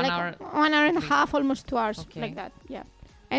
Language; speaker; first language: English; non-native, fluent; Greek